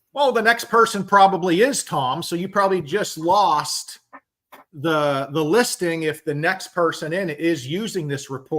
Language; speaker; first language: English; native; English